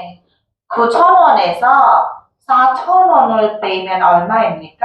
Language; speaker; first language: Korean; non-native, fluent; Nepali